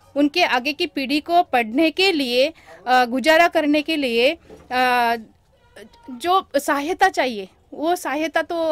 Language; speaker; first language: Hindi; non-native, local second language; Marathi